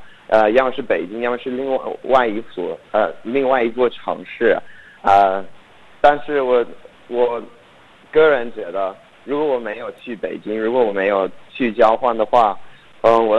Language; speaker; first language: Chinese; non-native, learner; English